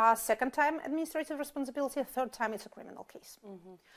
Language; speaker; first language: English; non-native, fluent; Russian